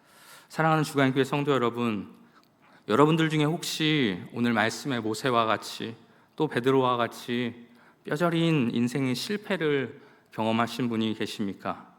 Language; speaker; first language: Korean; native; Korean